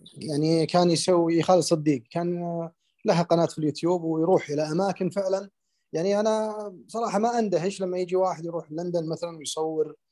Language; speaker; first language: Arabic; native; Arabic